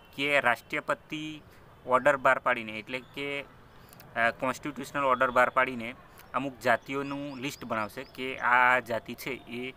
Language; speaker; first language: Gujarati; non-native, local second language; Rathawi